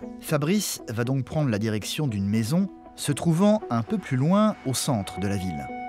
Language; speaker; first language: French; native; French